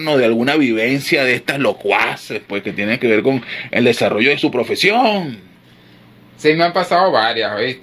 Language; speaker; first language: Spanish; native; Spanish